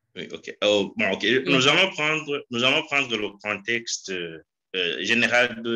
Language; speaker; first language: French; non-native, local second language; Rundi